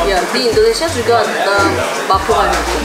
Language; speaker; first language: Indonesian; non-native, learner; Korean